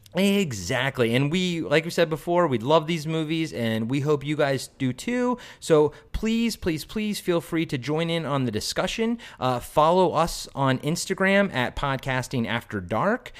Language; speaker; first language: English; native; English